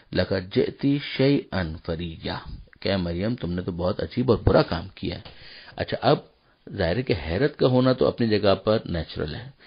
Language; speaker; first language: Urdu; native; Urdu